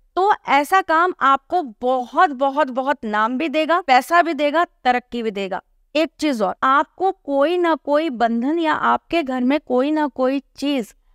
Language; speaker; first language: Hindi; native; Hindi